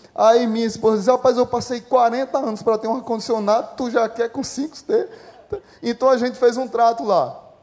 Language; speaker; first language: Portuguese; native; Portuguese